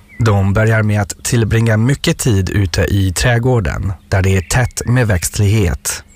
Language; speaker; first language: Swedish; non-native, fluent; French